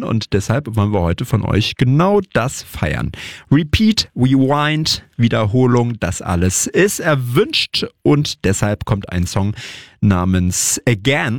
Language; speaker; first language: German; native; German